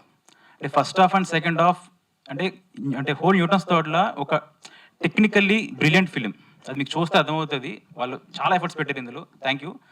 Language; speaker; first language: Telugu; native; Telugu